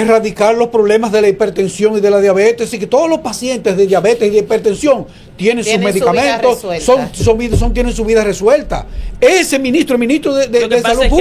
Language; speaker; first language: Spanish; native; Spanish